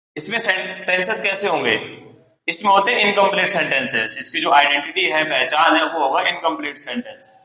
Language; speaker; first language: Hindi; native; Hindi